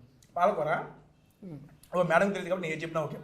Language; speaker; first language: Telugu; native; Telugu